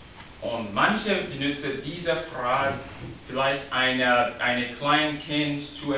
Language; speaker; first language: German; non-native, learner; English